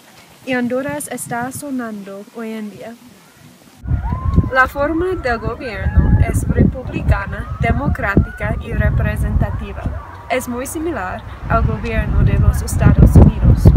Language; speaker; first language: Spanish; non-native, learner; English